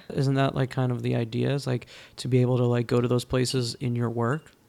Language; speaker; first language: English; native; English